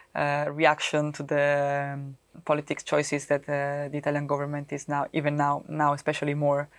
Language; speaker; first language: English; non-native, fluent; Italian